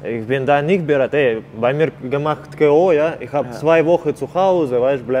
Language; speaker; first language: German; non-native, learner; Russian